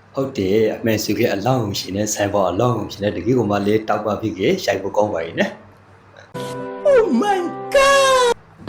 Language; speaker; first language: Burmese; native; Burmese